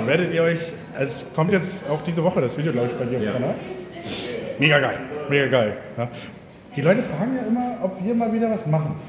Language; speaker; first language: German; native; German